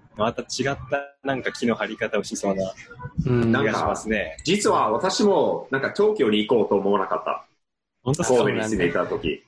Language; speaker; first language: Japanese; non-native, fluent; English